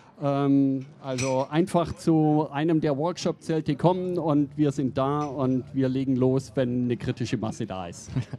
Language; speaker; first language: German; native; German